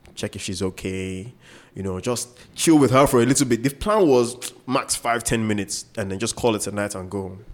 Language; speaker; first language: English; non-native, local second language; Yoruba